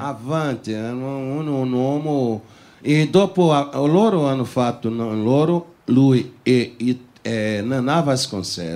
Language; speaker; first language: Italian; non-native, fluent; Portuguese